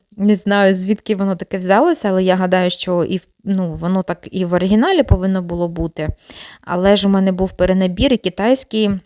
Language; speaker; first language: Ukrainian; non-native, local second language; Russian